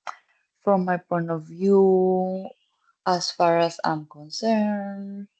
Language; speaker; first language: English; non-native, fluent; Spanish